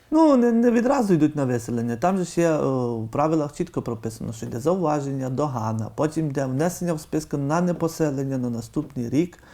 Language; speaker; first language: Ukrainian; native; Ukrainian